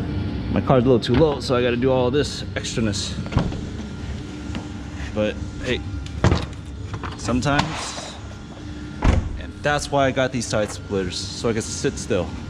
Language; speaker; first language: English; native; English